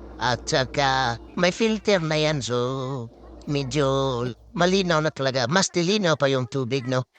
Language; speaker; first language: Filipino; native; Filipino